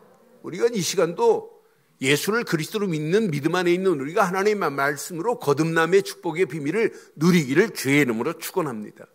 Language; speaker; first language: Korean; native; Korean